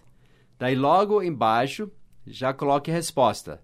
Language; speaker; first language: Portuguese; non-native, fluent; English